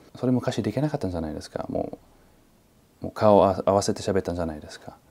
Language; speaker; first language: Japanese; non-native, fluent; Italian